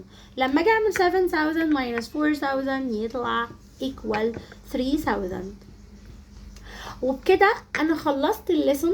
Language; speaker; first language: Arabic; native; Arabic